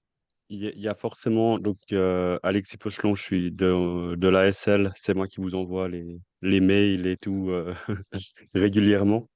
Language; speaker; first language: French; native; French